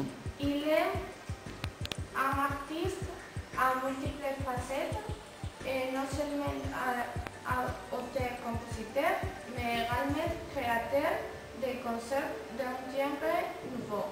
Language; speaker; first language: French; non-native, learner; Spanish